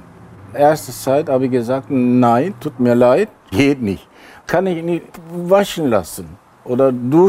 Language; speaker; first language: German; non-native, learner; Turkish